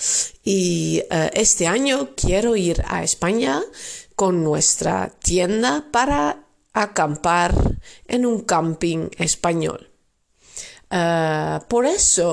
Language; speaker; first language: Spanish; non-native, fluent; Dutch